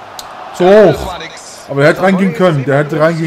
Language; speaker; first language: German; native; German